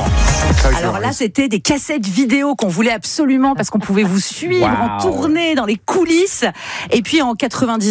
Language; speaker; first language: French; native; French